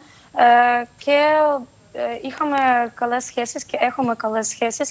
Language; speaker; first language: Greek; non-native, fluent; Ukrainian